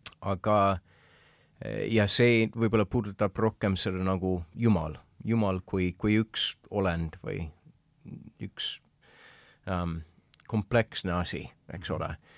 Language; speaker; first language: Estonian; non-native, fluent; English